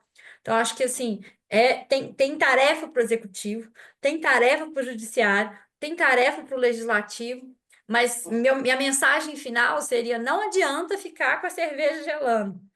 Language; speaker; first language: Portuguese; native; Portuguese